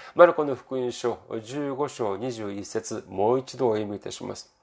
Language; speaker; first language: Japanese; non-native, fluent; Korean